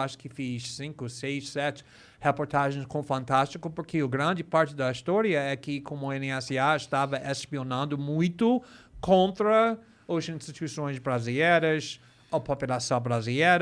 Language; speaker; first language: Portuguese; non-native, fluent; English